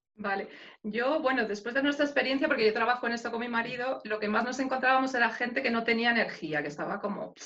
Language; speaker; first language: Spanish; native; Spanish